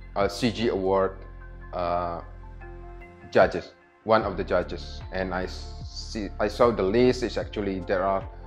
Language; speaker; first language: English; non-native, fluent; Indonesian